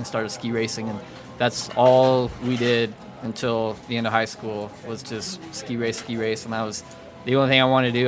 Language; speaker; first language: English; native; English